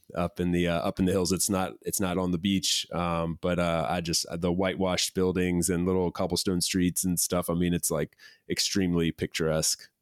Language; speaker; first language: English; native; English